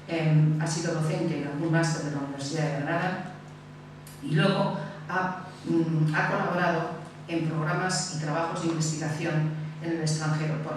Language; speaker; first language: Spanish; native; Spanish